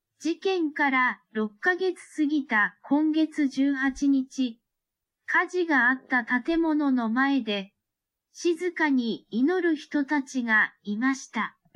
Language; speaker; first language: Japanese; non-native, learner; English